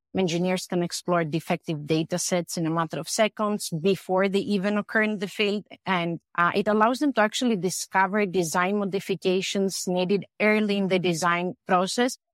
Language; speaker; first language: English; non-native, fluent; Greek